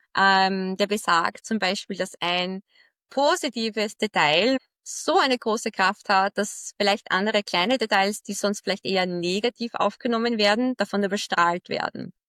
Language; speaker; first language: German; early bilingual, other home language; Arabic